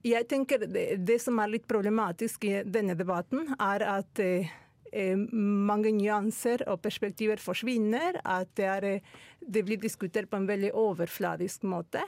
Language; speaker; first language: Norwegian; non-native, fluent; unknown